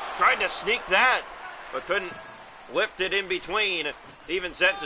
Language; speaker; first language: English; native; English